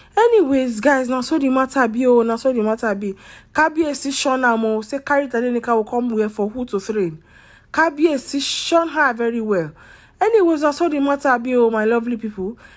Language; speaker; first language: Nigerian Pidgin; non-native, local second language; Yoruba